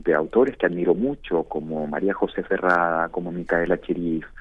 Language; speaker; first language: Spanish; native; Spanish